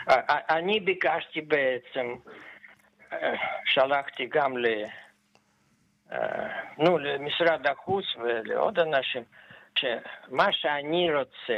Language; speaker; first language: Hebrew; non-native, fluent; Russian